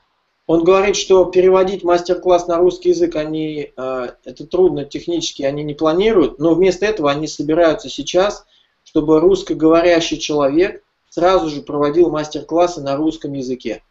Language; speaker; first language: Russian; native; Russian